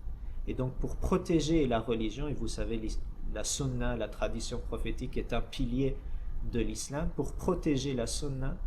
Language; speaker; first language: French; native; French